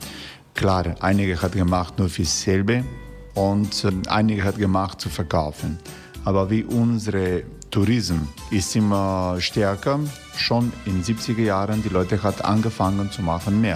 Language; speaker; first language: German; non-native, fluent; Croatian